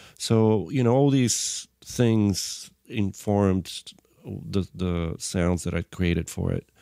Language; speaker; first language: English; non-native, fluent; Bulgarian